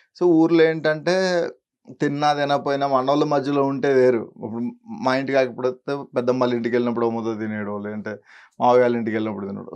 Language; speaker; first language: Telugu; native; Telugu